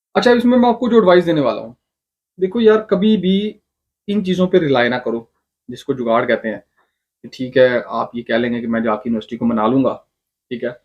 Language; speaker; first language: Urdu; non-native, local second language; Punjabi